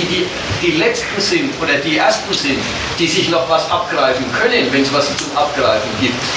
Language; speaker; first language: German; native; German